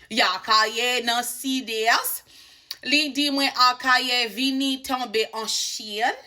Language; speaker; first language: Haitian Creole; non-native, learner; English